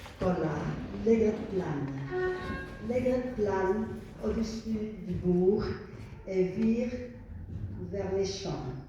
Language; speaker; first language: French; non-native, fluent; Vietnamese